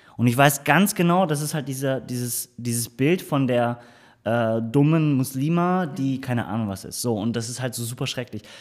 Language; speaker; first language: German; early bilingual, other home language; Turkish